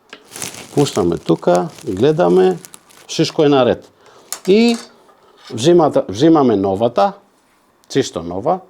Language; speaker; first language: Bulgarian; non-native, fluent; Macedonian